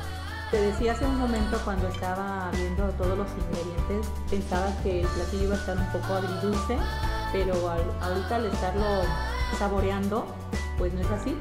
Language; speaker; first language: Spanish; native; Spanish